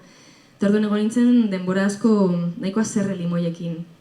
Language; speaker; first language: Basque; native; Basque